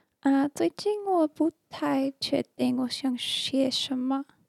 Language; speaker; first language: Chinese; non-native, learner; English